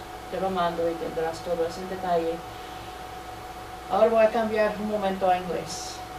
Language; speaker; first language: Spanish; non-native, fluent; English